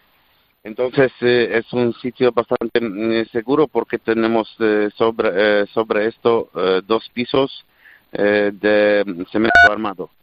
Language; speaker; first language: Spanish; non-native, fluent; Polish